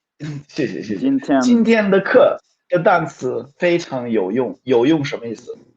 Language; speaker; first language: Chinese; non-native, fluent; Swedish